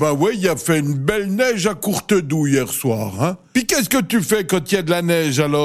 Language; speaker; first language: French; native; French